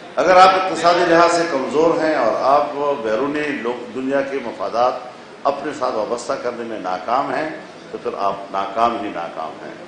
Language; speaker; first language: Urdu; non-native, local second language; Pashto